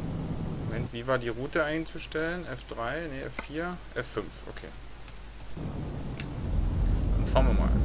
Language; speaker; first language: German; native; German